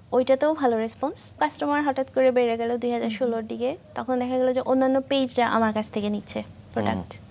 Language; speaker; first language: Bangla; native; Bangla